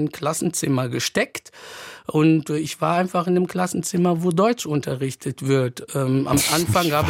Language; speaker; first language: German; non-native, fluent; Arabic